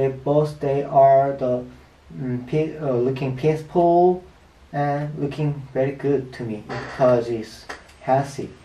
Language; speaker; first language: English; non-native, learner; Korean